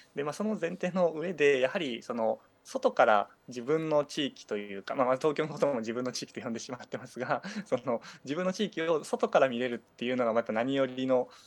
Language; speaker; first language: Japanese; native; Japanese